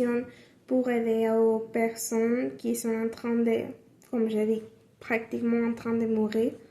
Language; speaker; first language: French; non-native, learner; Spanish